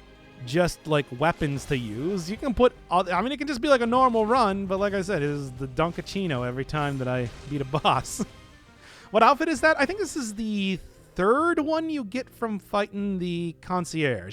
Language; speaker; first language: English; native; English